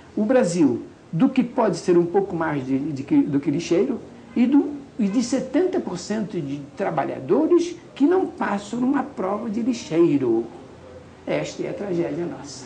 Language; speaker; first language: Portuguese; native; Portuguese